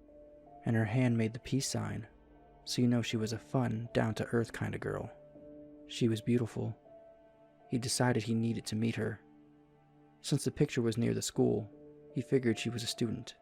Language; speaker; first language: English; native; English